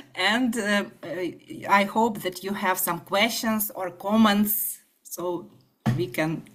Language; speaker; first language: English; non-native, fluent; Ukrainian